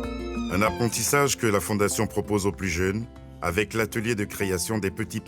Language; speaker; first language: French; native; French